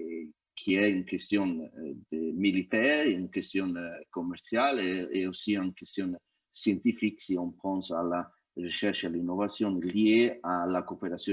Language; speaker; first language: French; non-native, fluent; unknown